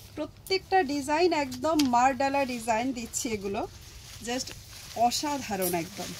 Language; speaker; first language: Hindi; non-native, local second language; Bangla